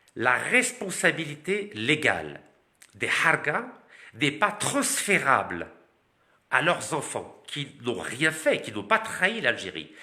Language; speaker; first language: French; non-native, local second language; Arabic